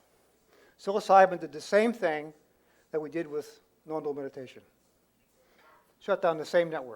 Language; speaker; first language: English; native; English